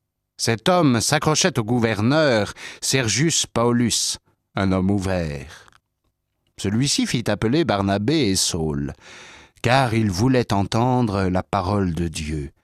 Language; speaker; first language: French; native; French